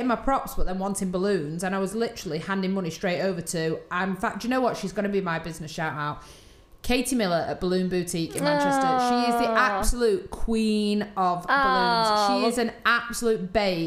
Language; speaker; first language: English; native; English